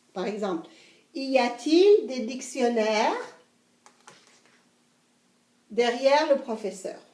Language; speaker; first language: French; non-native, fluent; English